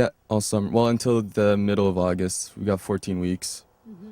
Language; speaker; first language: English; native; English